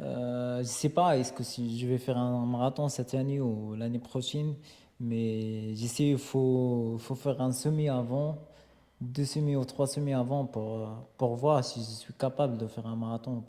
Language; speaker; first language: French; non-native, learner; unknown